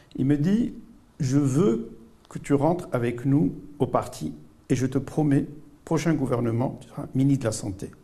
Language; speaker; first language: French; non-native, local second language; Arabic